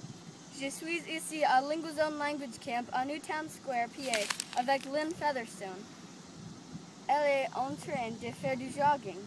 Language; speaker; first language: French; non-native, learner; English